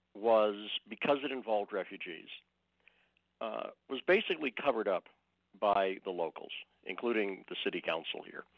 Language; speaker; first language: English; native; English